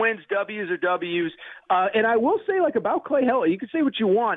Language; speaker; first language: English; native; English